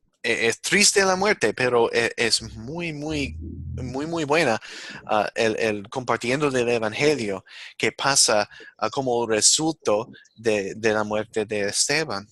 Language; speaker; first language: Spanish; non-native, fluent; English